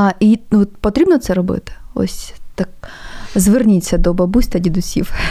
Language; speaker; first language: Ukrainian; native; Ukrainian